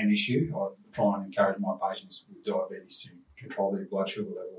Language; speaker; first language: English; native; English